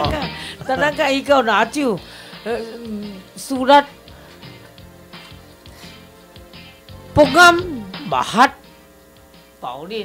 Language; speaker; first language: Filipino; non-native, learner; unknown